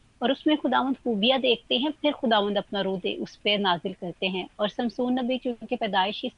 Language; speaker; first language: Urdu; non-native, local second language; Punjabi